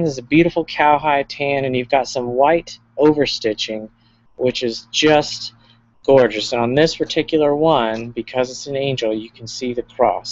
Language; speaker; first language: English; native; English